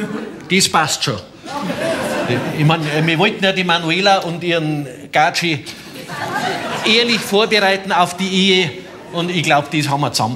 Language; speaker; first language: German; native; German